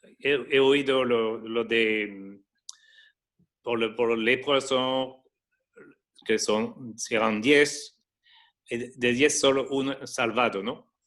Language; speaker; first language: Spanish; non-native, fluent; French